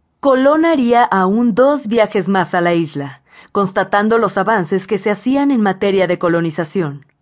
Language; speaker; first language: Spanish; native; Spanish